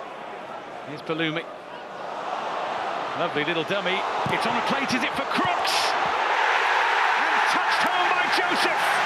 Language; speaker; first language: English; native; English